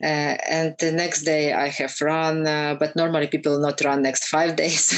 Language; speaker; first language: English; non-native, learner; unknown